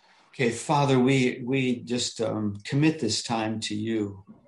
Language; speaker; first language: English; native; English